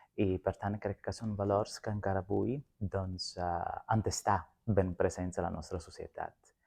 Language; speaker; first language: Catalan; non-native, fluent; Sicilian